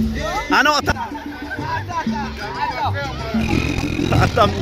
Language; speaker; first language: French; non-native, learner; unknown